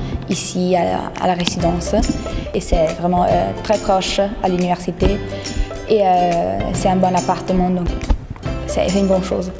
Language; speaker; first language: French; non-native, fluent; Italian